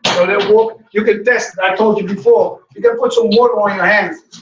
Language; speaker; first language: English; non-native, fluent; Dutch